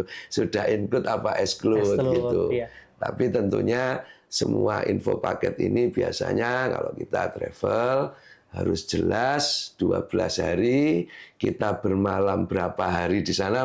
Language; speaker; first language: Indonesian; non-native, local second language; Javanese